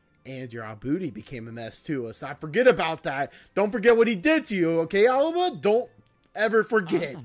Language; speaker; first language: English; native; English